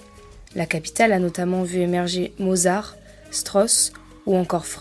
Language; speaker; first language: French; native; French